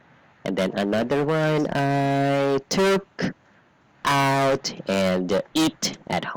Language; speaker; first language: English; non-native, fluent; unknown